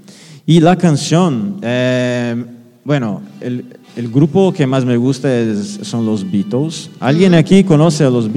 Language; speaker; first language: Spanish; non-native, fluent; Portuguese